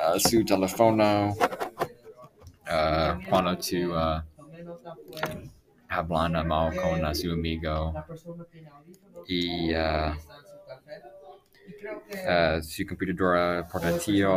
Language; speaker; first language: Spanish; non-native, learner; English